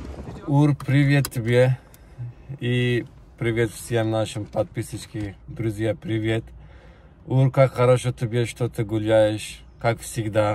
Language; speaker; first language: Russian; non-native, learner; Turkish